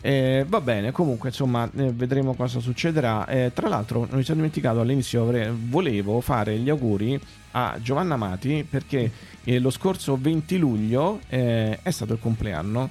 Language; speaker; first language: Italian; native; Italian